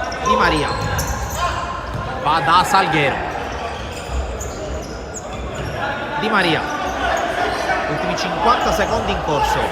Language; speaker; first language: Italian; native; Italian